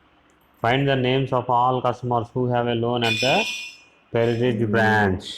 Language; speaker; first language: English; non-native, local second language; Telugu